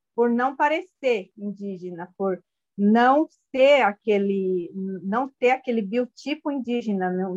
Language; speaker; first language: Portuguese; non-native, local second language; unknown